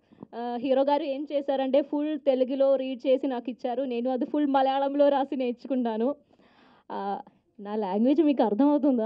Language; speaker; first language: Telugu; non-native, learner; Malayalam